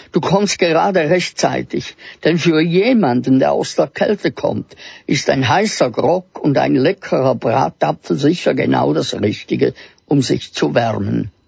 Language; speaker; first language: German; native; German